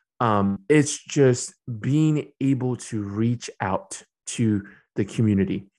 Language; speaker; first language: English; early bilingual, other home language; Burmese